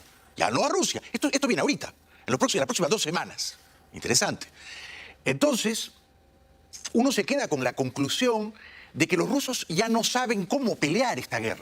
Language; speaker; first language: Spanish; native; Spanish